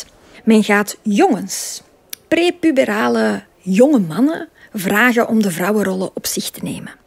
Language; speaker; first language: Dutch; native; Dutch